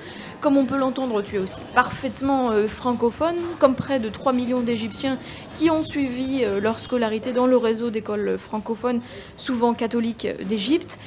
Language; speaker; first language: French; native; French